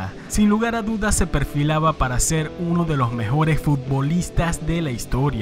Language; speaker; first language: Spanish; native; Spanish